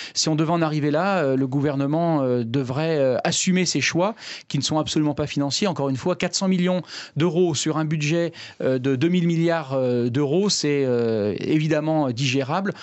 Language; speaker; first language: French; native; French